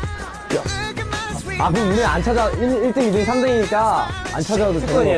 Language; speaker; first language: Korean; native; Korean